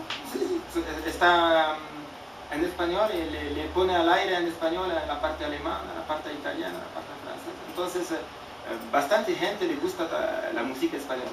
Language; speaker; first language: Spanish; non-native, fluent; French